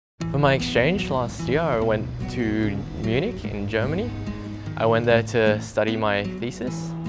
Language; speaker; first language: English; native; English